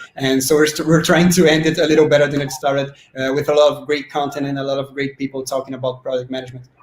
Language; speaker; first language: English; non-native, fluent; Portuguese